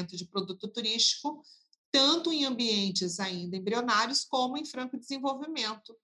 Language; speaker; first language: Portuguese; native; Portuguese